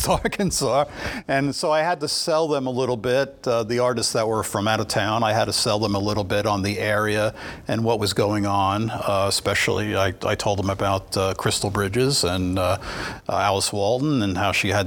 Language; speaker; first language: English; native; English